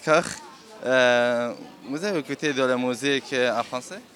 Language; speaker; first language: French; non-native, learner; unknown